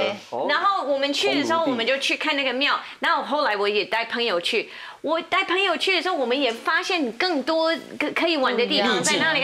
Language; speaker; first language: Chinese; non-native, fluent; Thai